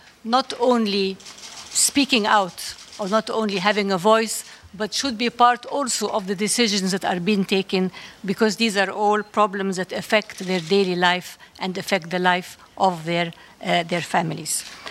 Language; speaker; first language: English; non-native, fluent; Arabic